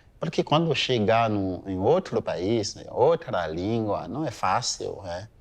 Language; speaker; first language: Portuguese; non-native, fluent; Haitian Creole